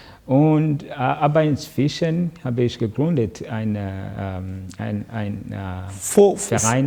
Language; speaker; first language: German; non-native, learner; Kinyarwanda